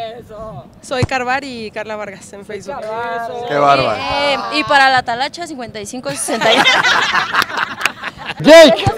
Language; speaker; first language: Spanish; native; Spanish